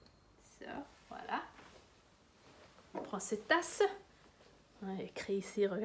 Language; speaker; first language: French; non-native, learner; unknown